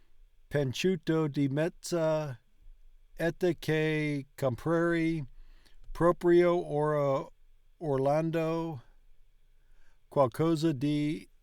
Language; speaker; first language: Italian; non-native, learner; English